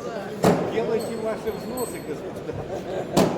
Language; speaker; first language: Russian; native; Russian